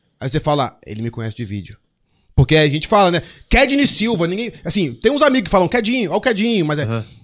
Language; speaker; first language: Portuguese; native; Portuguese